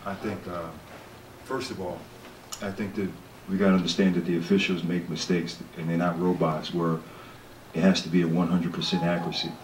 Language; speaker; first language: English; native; English